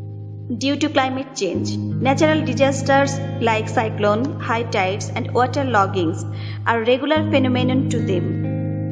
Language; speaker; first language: English; non-native, local second language; Bangla